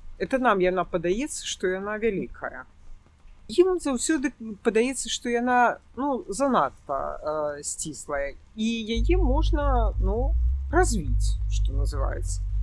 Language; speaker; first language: Belarusian; native; Belarusian